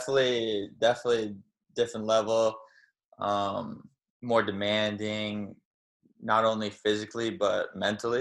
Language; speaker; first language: English; native; English